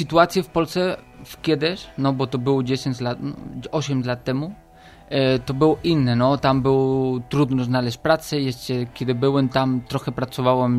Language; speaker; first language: Polish; non-native, learner; Spanish